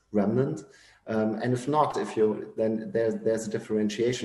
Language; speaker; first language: English; non-native, fluent; German